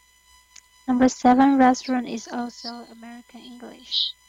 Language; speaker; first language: English; non-native, learner; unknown